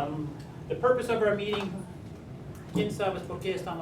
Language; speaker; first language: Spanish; non-native, learner; English